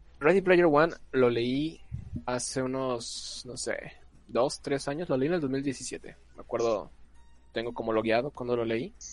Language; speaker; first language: Spanish; native; Spanish